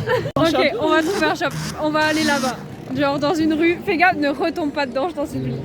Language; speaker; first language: French; native; French